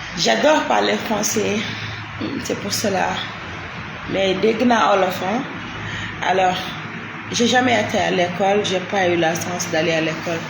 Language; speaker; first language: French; non-native, local second language; Wolof